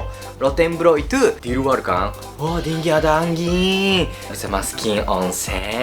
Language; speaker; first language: Indonesian; non-native, learner; Japanese